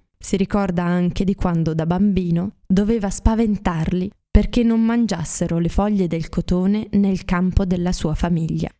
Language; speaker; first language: Italian; native; Italian